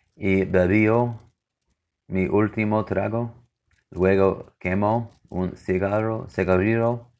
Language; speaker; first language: Spanish; non-native, learner; English